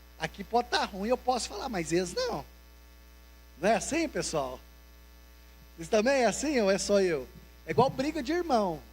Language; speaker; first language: Portuguese; native; Portuguese